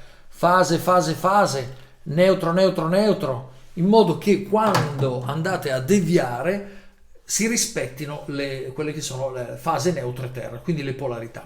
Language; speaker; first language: Italian; native; Italian